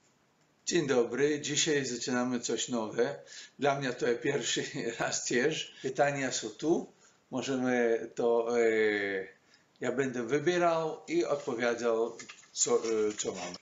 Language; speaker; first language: Polish; non-native, learner; Hebrew